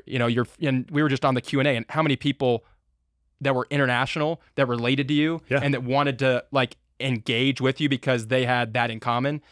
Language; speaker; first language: English; native; English